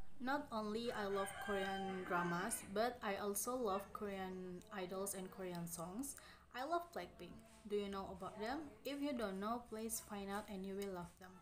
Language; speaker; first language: English; non-native, learner; Indonesian